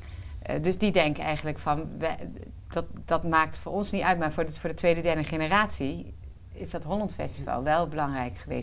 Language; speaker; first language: Dutch; native; Dutch